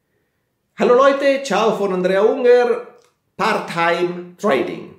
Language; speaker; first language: German; non-native, fluent; Italian